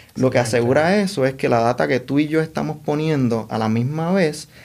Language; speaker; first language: Spanish; native; Spanish